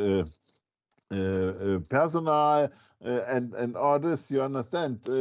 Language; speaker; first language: English; non-native, fluent; German